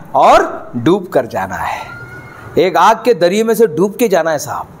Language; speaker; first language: Hindi; non-native, local second language; Marathi